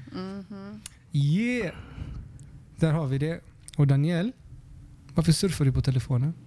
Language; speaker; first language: Swedish; early bilingual, other home language; Spanish